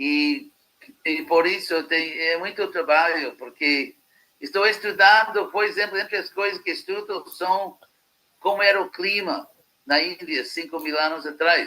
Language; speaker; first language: Portuguese; non-native, fluent; English